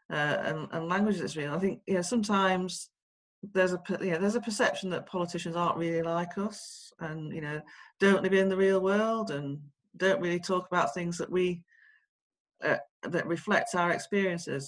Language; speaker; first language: English; native; English